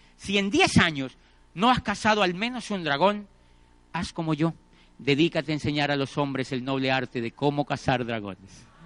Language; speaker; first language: Spanish; native; Spanish